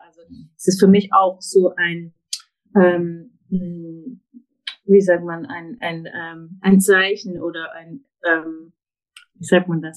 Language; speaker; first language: German; non-native, fluent; English